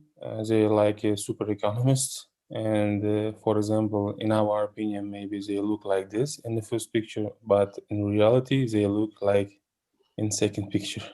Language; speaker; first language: English; non-native, learner; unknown